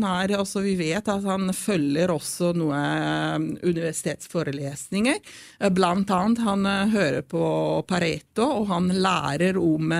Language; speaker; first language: Norwegian; non-native, fluent; Italian